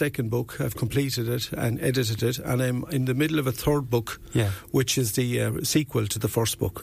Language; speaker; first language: English; native; English